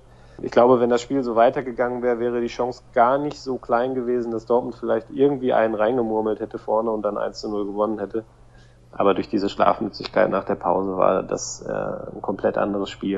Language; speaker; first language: German; native; German